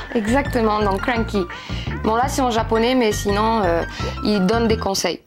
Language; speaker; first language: French; non-native, fluent; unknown